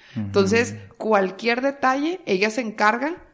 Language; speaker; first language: Spanish; native; Spanish